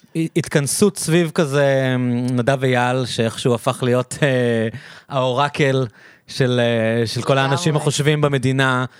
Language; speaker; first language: Hebrew; native; Hebrew